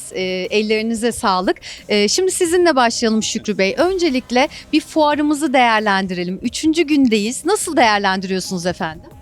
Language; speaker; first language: Turkish; native; Turkish